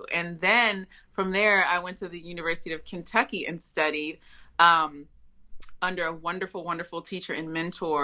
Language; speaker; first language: English; native; English